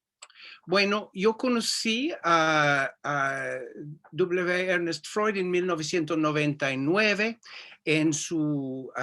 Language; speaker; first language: Spanish; non-native, fluent; English